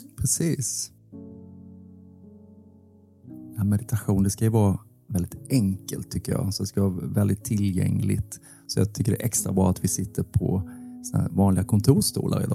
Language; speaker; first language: Swedish; native; Swedish